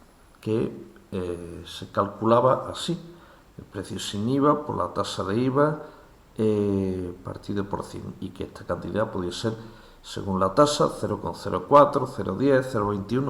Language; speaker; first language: Spanish; native; Spanish